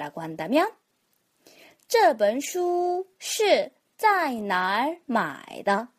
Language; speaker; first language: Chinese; non-native, fluent; Korean